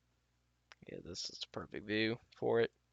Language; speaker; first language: English; native; English